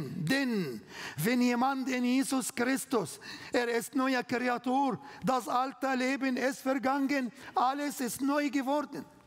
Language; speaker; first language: German; non-native, learner; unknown